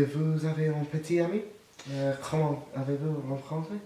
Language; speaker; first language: French; non-native, learner; English